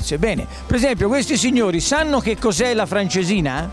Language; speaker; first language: Italian; native; Italian